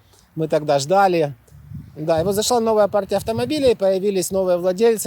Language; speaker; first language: Russian; native; Russian